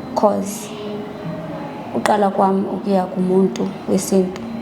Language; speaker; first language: Zulu; non-native, local second language; Xhosa